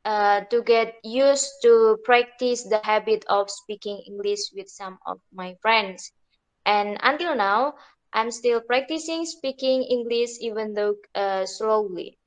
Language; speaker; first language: English; non-native, learner; Indonesian